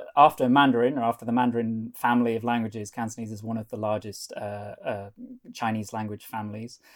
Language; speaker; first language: English; non-native, local second language; Welsh